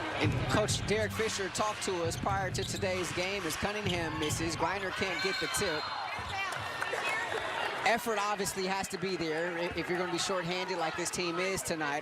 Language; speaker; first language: English; native; English